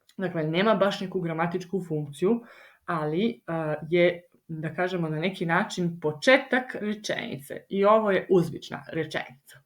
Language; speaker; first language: Bosnian; early bilingual, heritage; Italian